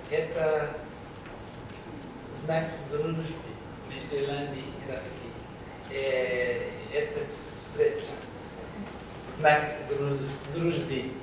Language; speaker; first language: Russian; non-native, learner; English